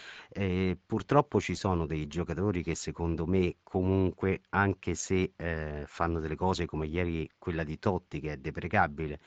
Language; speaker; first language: Italian; native; Italian